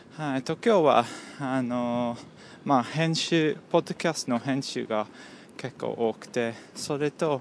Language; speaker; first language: Japanese; non-native, learner; English